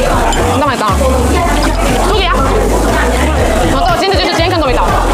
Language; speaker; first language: Chinese; non-native, learner; Korean